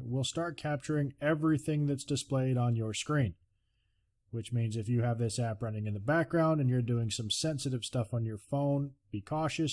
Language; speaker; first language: English; native; English